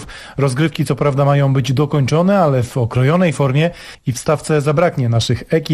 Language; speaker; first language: Polish; native; Polish